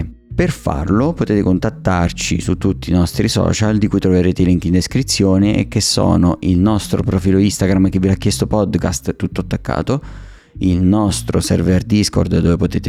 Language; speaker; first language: Italian; native; Italian